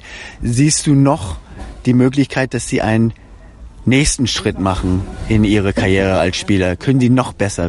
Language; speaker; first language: German; native; German